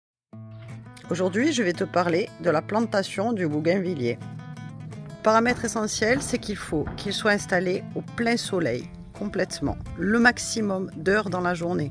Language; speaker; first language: French; native; French